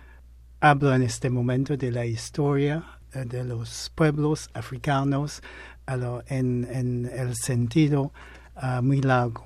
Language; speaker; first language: Spanish; non-native, fluent; English